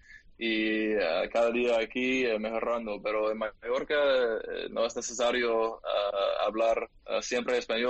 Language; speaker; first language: Spanish; non-native, learner; English